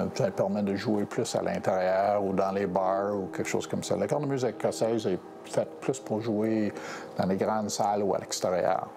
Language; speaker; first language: French; non-native, local second language; English